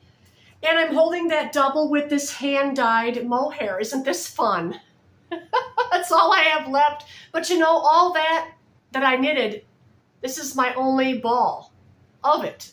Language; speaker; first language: English; native; English